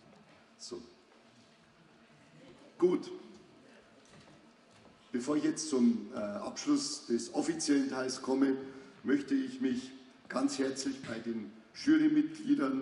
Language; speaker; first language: German; native; German